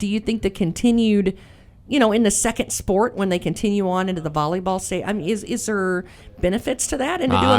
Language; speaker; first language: English; native; English